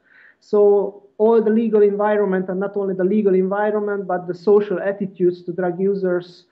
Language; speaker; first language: English; non-native, fluent; Hungarian